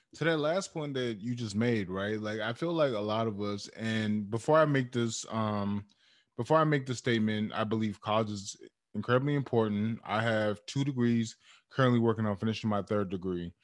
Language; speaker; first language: English; early bilingual, other home language; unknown